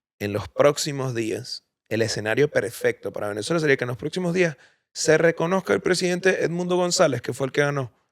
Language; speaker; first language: Spanish; native; Spanish